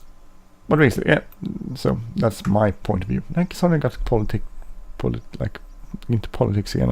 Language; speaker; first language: English; non-native, fluent; Swedish